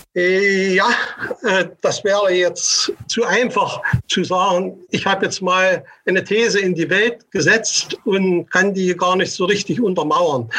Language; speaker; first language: German; native; German